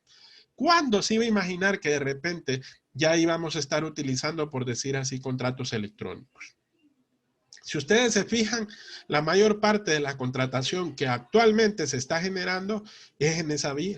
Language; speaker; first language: Spanish; native; Spanish